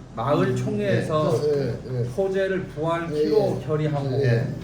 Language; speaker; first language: Korean; native; Korean